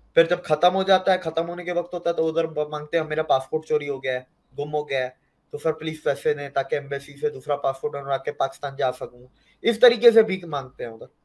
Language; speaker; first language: Hindi; native; Hindi